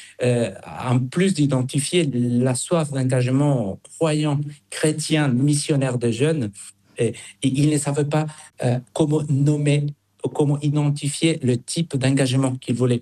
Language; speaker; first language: French; non-native, fluent; Spanish